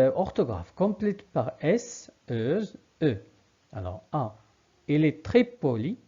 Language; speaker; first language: French; non-native, local second language; Arabic